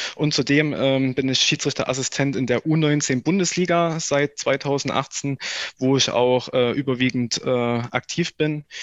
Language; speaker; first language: German; native; German